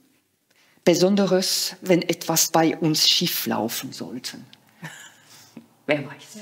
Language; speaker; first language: German; non-native, fluent; French